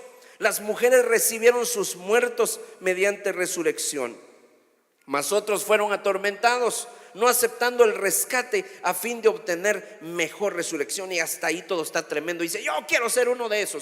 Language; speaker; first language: Spanish; native; Spanish